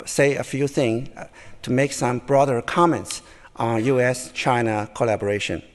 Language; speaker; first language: English; non-native, fluent; Chinese